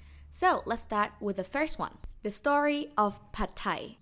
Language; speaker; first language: English; non-native, fluent; Thai